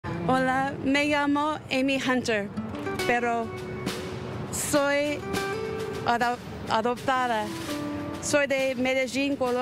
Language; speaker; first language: Spanish; non-native, learner; English